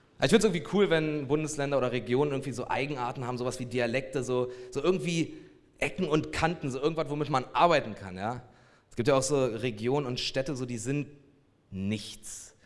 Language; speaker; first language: German; native; German